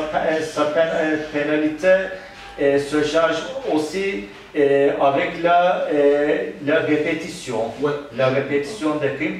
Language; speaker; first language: French; non-native, learner; Turkish